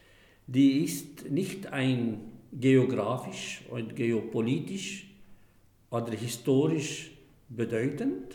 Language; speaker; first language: German; non-native, fluent; Arabic